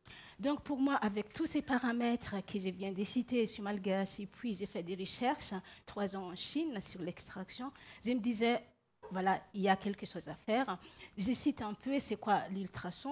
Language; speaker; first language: French; non-native, local second language; Malagasy